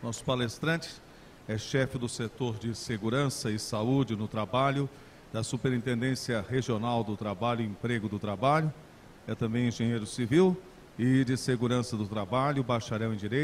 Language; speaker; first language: Portuguese; native; Portuguese